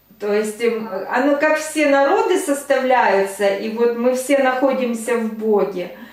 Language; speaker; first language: Russian; native; Russian